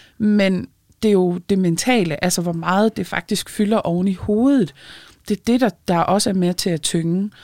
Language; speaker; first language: Danish; early bilingual, other home language; Lithuanian